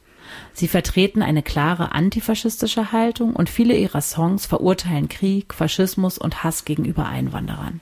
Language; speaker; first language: German; native; German